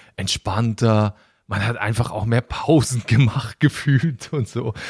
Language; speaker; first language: German; native; German